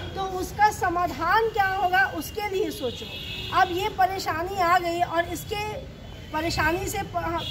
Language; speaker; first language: Hindi; native; Hindi